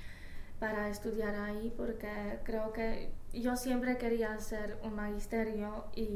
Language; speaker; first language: Spanish; non-native, fluent; Polish